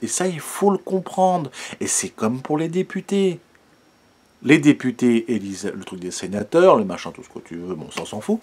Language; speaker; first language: French; native; French